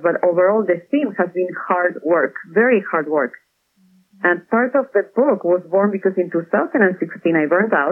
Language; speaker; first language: English; non-native, fluent; Spanish